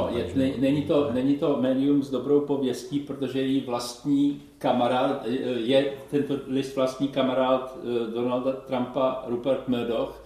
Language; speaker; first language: Czech; native; Czech